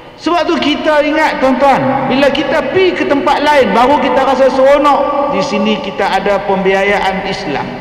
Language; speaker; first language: Malay; native; Malay